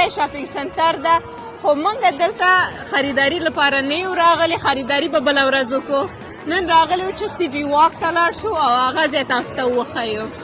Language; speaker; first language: Pashto; early bilingual, heritage; Pashto